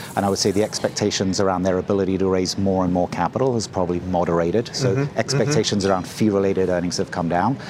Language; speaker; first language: English; native; English